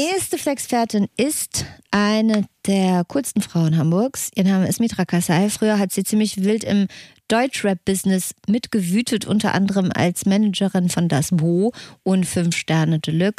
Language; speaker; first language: German; native; German